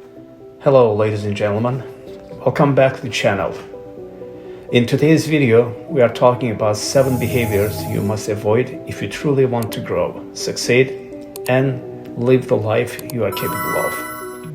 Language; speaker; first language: English; non-native, fluent; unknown